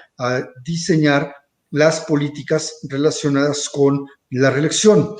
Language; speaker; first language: Spanish; native; Spanish